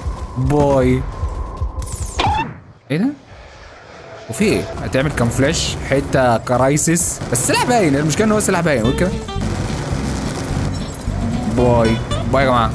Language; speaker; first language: Arabic; native; Arabic